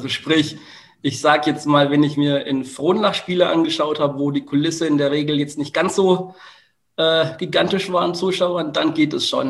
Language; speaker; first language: German; native; German